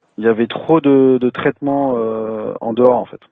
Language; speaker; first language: French; native; French